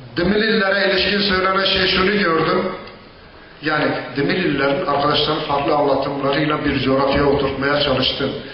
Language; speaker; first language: Turkish; non-native, local second language; Zaza